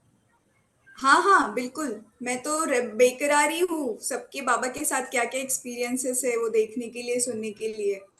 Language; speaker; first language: Hindi; native; Hindi